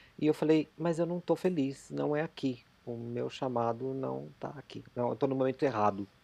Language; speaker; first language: Portuguese; native; Portuguese